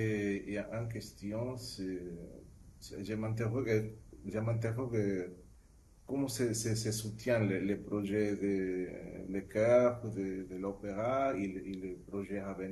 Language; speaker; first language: French; non-native, fluent; Spanish